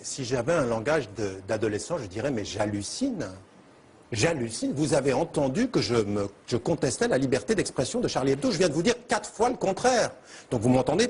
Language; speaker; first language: French; early bilingual, heritage; French